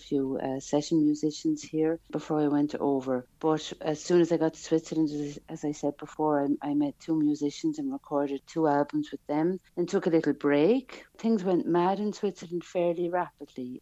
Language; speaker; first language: English; native; English